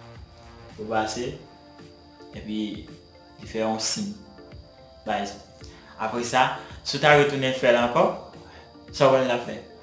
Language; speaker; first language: French; non-native, learner; Haitian Creole